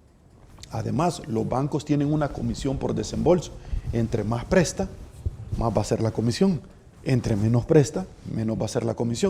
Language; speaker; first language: Spanish; native; Spanish